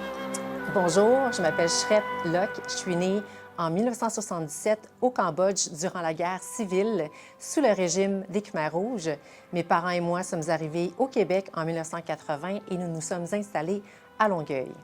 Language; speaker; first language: French; early bilingual, other home language; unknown